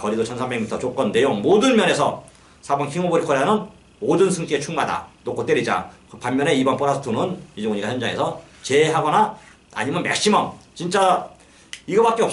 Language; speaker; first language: Korean; native; Korean